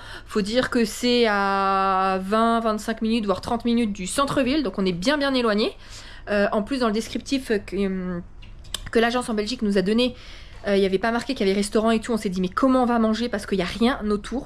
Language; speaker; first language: French; native; French